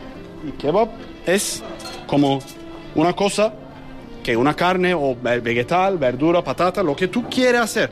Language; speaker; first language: Spanish; non-native, learner; Turkish